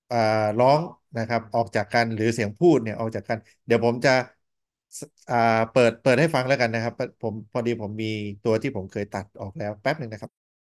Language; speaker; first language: Thai; native; Thai